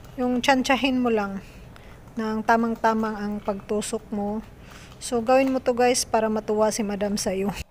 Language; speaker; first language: Filipino; non-native, local second language; Cebuano